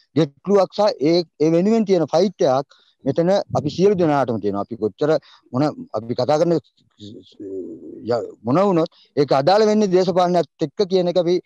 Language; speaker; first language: Sinhala; non-native, local second language; Tamil